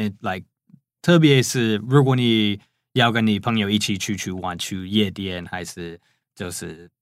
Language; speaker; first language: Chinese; non-native, fluent; English